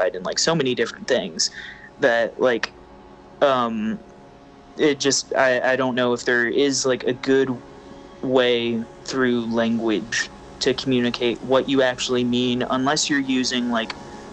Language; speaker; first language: English; native; English